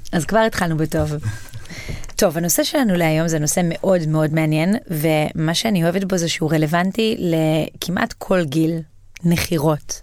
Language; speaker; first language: Hebrew; native; Hebrew